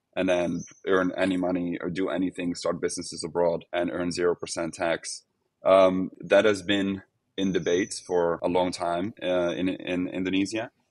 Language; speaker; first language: English; non-native, fluent; Dutch